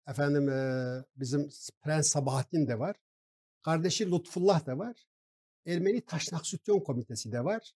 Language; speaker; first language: Turkish; non-native, local second language; Kurdish